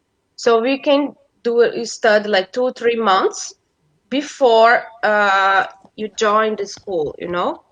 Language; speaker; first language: English; non-native, fluent; Portuguese